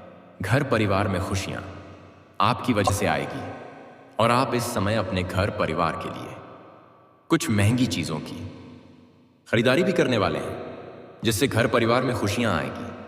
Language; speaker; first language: Hindi; native; Hindi